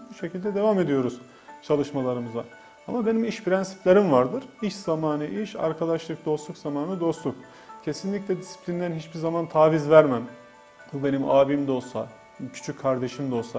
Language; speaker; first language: Turkish; native; Turkish